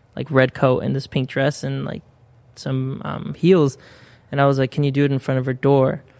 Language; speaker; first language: English; early bilingual, other home language; Spanish